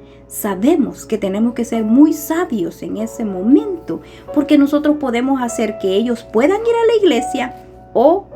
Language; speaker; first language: Spanish; native; Spanish